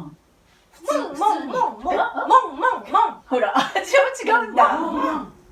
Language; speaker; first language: Japanese; native; Japanese